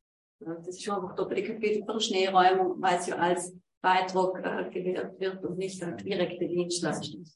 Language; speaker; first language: German; native; German